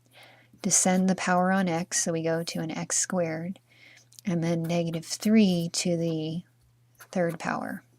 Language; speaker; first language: English; native; English